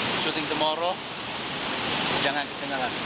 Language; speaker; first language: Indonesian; non-native, learner; English